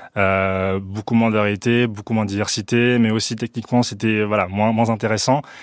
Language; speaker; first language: French; early bilingual, other home language; Chinese